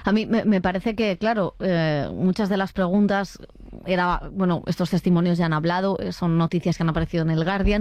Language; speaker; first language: Spanish; native; Spanish